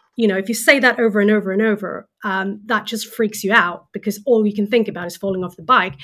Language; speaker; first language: English; non-native, fluent; Swedish